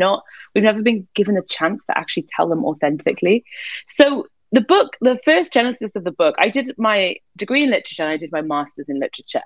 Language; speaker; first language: English; native; English